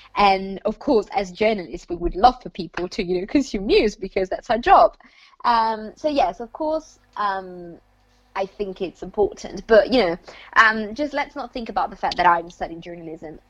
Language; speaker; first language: English; non-native, fluent; Italian